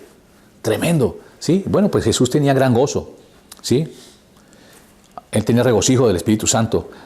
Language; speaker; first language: Spanish; native; Spanish